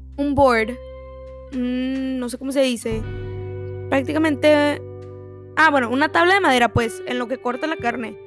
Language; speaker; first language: Spanish; early bilingual, heritage; Spanish